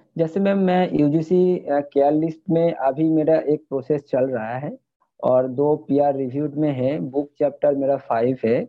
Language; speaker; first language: Hindi; non-native, local second language; Bangla